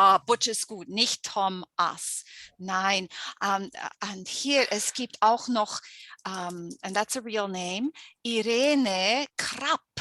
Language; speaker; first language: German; non-native, fluent; English